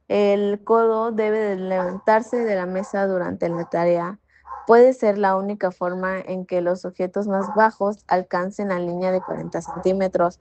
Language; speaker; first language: Spanish; native; Spanish